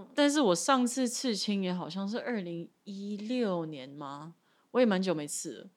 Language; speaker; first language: Chinese; non-native, local second language; Min Nan Chinese